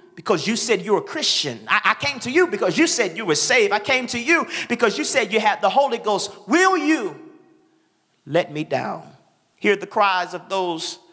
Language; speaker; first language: English; native; English